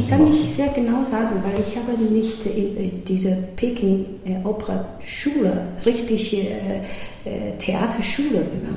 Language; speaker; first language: German; non-native, learner; Chinese